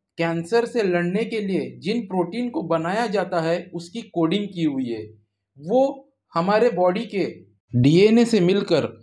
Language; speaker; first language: Hindi; native; Hindi